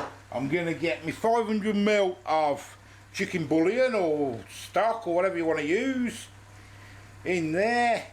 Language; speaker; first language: English; native; English